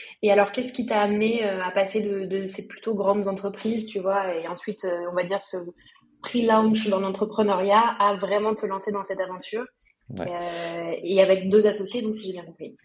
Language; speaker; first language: French; native; French